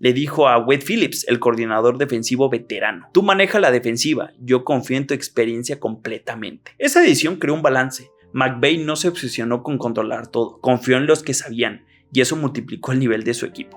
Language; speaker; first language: Spanish; native; Spanish